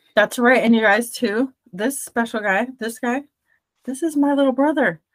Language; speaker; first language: English; native; English